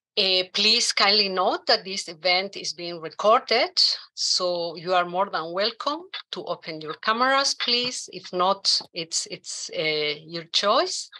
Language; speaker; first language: English; non-native, fluent; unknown